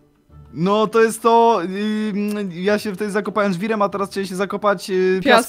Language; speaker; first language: Polish; native; Polish